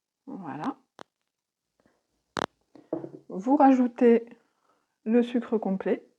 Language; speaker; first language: French; native; French